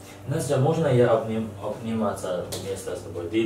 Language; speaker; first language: Russian; non-native, learner; Chinese